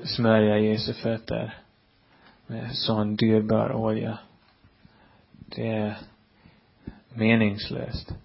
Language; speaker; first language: Swedish; non-native, fluent; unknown